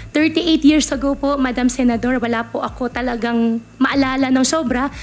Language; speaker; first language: Filipino; native; Filipino